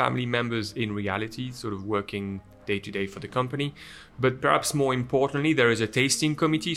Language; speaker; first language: English; non-native, fluent; French